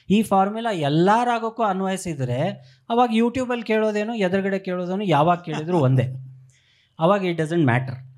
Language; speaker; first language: Kannada; native; Kannada